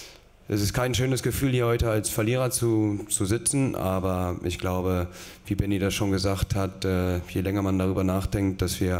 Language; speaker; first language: German; native; German